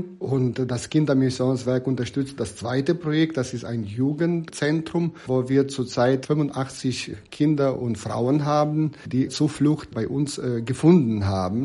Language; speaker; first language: German; non-native, fluent; Ukrainian